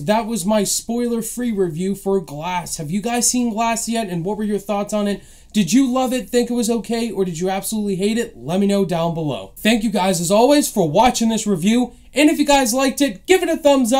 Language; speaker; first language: English; native; English